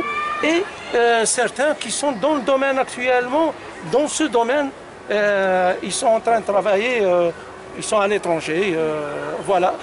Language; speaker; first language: French; non-native, local second language; Arabic